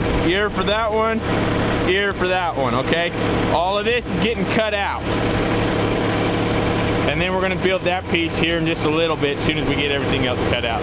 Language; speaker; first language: English; native; English